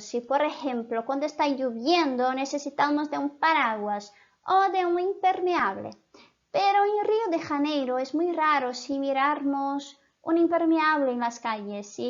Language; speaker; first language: Spanish; non-native, fluent; Portuguese